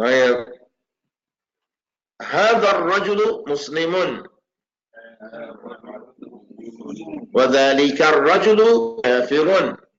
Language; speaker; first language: Arabic; non-native, fluent; English